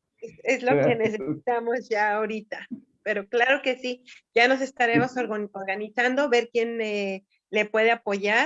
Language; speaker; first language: Spanish; native; Spanish